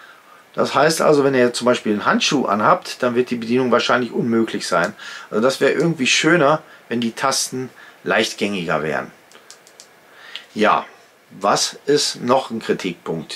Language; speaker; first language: German; native; German